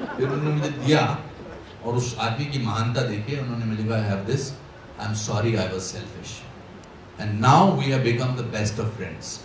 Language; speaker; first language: Hindi; native; Hindi